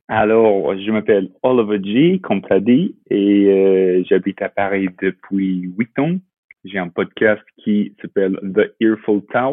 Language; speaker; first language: French; non-native, fluent; English